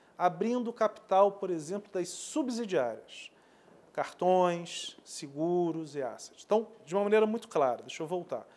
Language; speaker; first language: Portuguese; native; Portuguese